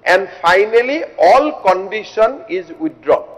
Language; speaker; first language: English; non-native, local second language; Assamese